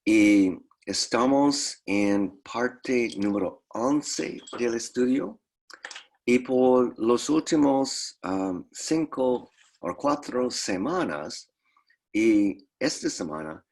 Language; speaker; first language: Spanish; non-native, fluent; English